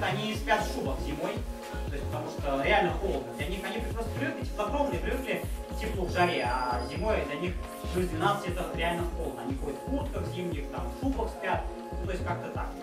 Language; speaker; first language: Russian; native; Russian